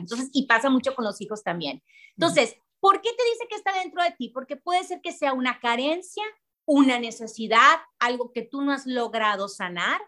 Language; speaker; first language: Spanish; native; Spanish